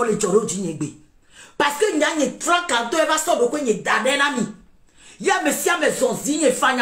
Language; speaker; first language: French; native; French